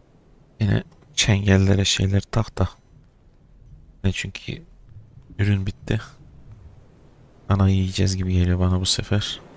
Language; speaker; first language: Turkish; native; Turkish